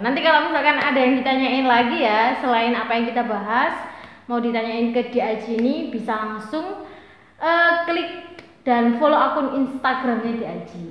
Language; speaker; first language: Indonesian; non-native, local second language; Javanese